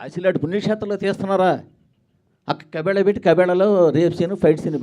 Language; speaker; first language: Telugu; native; Telugu